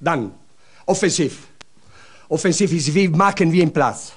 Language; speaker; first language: German; non-native, learner; Italian